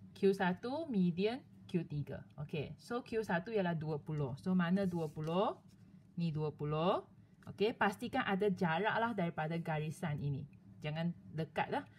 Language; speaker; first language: Malay; non-native, local second language; Chinese